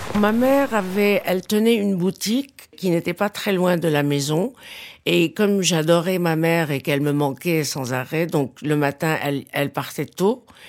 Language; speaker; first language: French; non-native, local second language; Arabic